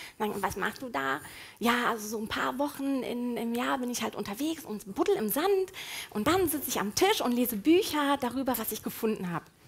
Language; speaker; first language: German; native; German